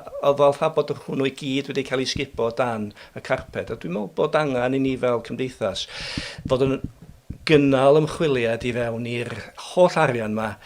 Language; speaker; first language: Welsh; native; Welsh